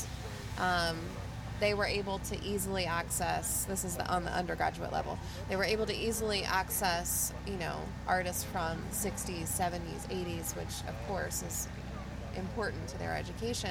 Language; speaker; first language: English; native; English